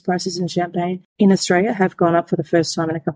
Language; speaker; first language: English; native; English